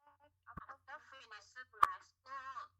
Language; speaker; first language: English; non-native, learner; Indonesian